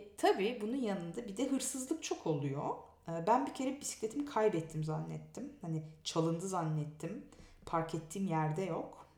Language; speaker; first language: Turkish; native; Turkish